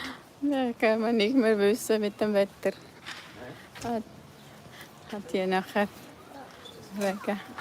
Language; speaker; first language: German; non-native, learner; Cebuano